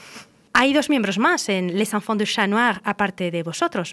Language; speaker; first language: Spanish; native; Spanish